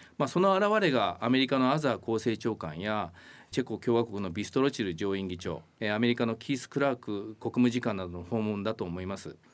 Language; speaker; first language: Japanese; native; Japanese